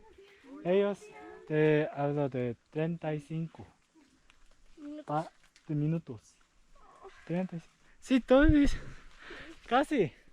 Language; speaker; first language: Spanish; non-native, learner; Korean